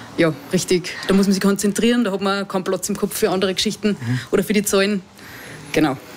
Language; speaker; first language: German; native; German